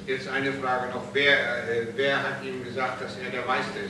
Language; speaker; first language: German; native; German